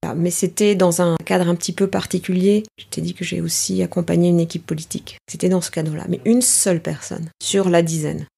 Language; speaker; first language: French; native; French